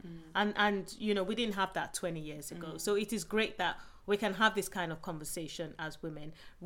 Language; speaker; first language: English; non-native, local second language; Yoruba